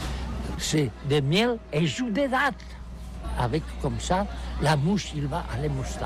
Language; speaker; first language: French; non-native, learner; Catalan